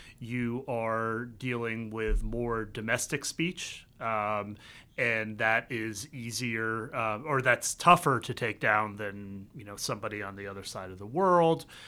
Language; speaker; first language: English; early bilingual, other home language; Vietnamese